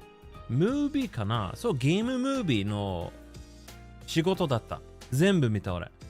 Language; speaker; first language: Japanese; non-native, learner; English